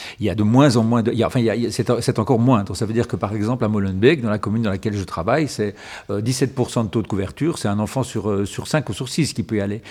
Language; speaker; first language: French; native; French